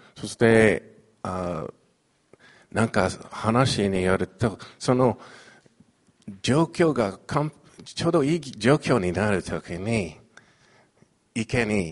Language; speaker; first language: Japanese; non-native, fluent; Chinese